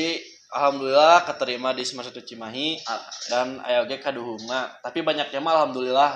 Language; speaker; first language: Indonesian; non-native, local second language; Sundanese